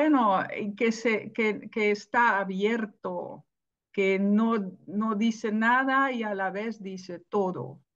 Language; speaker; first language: Spanish; non-native, fluent; Dutch